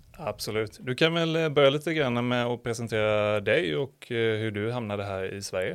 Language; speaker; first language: Swedish; native; Swedish